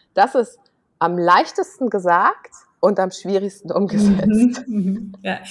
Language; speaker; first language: German; native; German